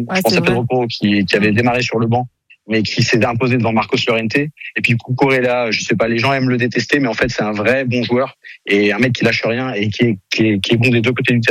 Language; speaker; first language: French; native; French